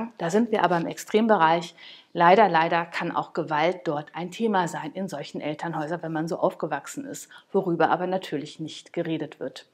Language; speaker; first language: German; native; German